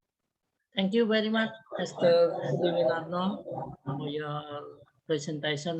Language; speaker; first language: English; non-native, learner; Indonesian